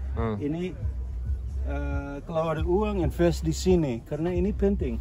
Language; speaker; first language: Indonesian; non-native, learner; English